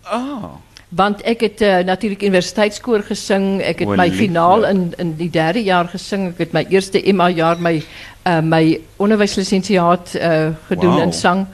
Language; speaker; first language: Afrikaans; native; Afrikaans